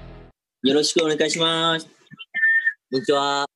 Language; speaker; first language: Japanese; non-native, learner; Thai